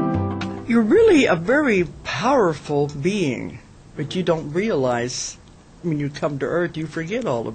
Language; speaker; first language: English; native; English